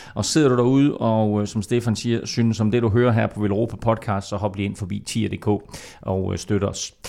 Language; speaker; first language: Danish; native; Danish